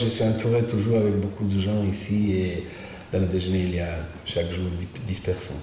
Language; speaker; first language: French; non-native, fluent; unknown